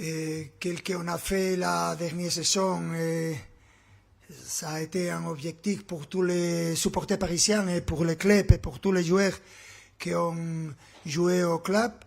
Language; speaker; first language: French; non-native, fluent; Spanish